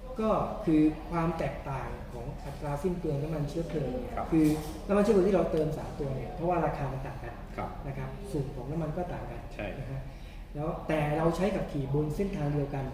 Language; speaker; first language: Thai; native; Thai